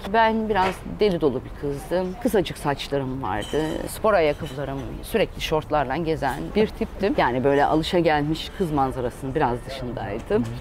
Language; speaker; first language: Turkish; early bilingual, heritage; Turkish